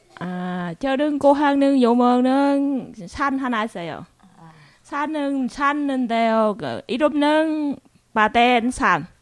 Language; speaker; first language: Korean; non-native, learner; Vietnamese